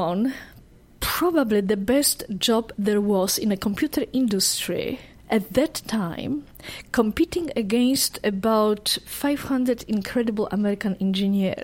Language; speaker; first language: English; non-native, fluent; Polish